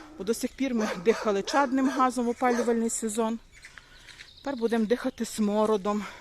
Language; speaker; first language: Ukrainian; native; Ukrainian